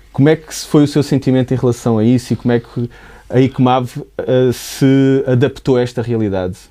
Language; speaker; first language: Portuguese; native; Portuguese